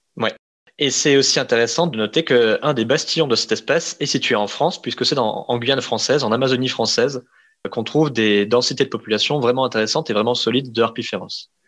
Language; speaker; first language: French; native; French